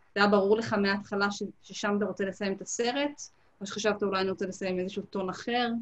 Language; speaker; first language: Hebrew; native; Hebrew